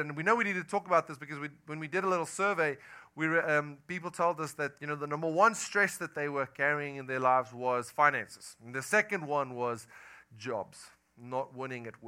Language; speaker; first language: English; non-native, local second language; Afrikaans